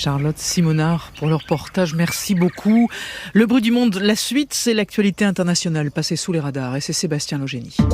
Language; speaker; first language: French; native; French